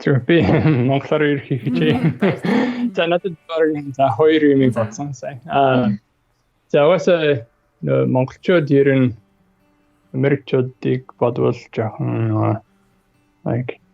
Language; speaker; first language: Mongolian; non-native, learner; English